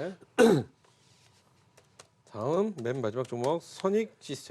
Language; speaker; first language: Korean; native; Korean